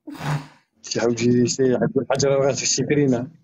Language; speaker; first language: French; non-native, learner; Arabic